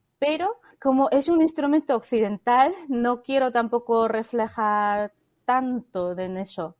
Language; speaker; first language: Spanish; non-native, fluent; Korean